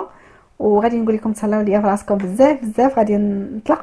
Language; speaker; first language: Arabic; native; Arabic